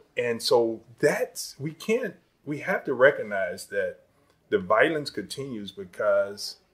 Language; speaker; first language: English; native; English